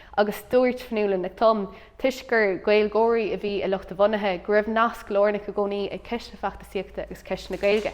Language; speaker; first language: Irish; non-native, local second language; English